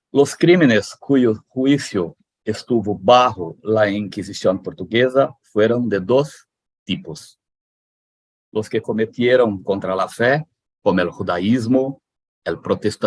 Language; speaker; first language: Spanish; non-native, fluent; Portuguese